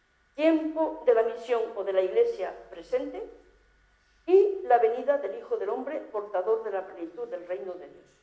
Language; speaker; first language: Spanish; native; Spanish